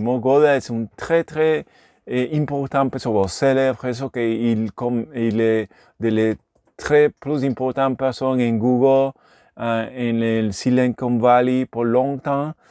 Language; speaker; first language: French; non-native, learner; Spanish